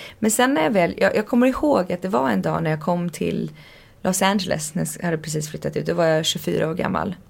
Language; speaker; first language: Swedish; early bilingual, heritage; Swedish